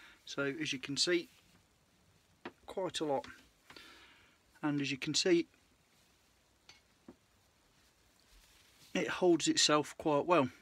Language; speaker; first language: English; native; English